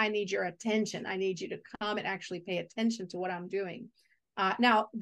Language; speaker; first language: English; non-native, fluent; Portuguese